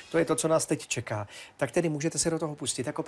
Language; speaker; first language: Czech; native; Czech